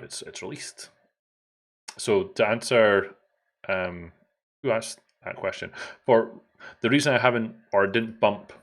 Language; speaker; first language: English; native; English